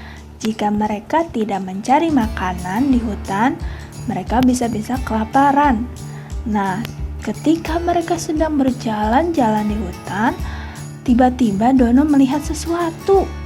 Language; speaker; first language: Indonesian; native; Indonesian